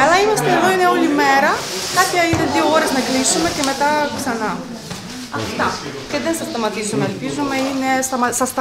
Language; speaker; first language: Greek; non-native, learner; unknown